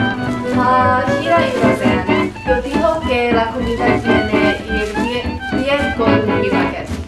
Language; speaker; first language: Spanish; non-native, learner; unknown